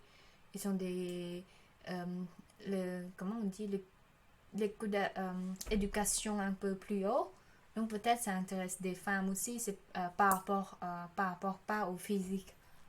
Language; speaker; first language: French; non-native, learner; Khmer